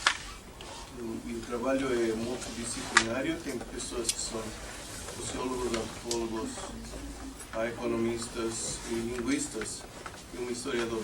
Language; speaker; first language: Portuguese; non-native, fluent; English